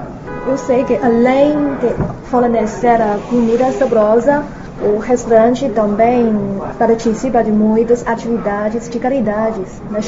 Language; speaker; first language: Portuguese; non-native, fluent; Chinese